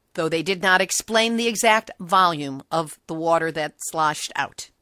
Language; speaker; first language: English; native; English